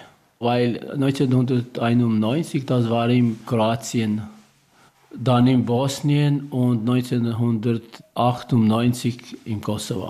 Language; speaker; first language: German; non-native, learner; Serbian